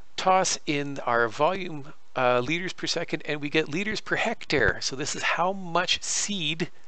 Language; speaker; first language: English; native; English